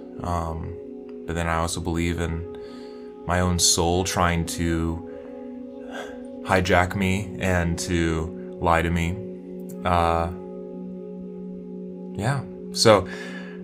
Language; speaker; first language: English; native; English